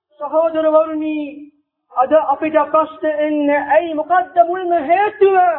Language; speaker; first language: Sinhala; non-native, local second language; Tamil